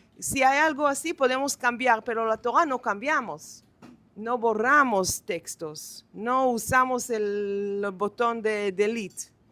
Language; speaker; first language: Spanish; non-native, fluent; Hebrew